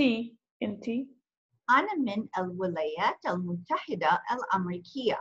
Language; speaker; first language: Arabic; non-native, fluent; English